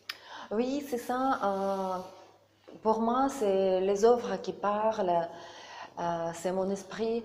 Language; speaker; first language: French; non-native, learner; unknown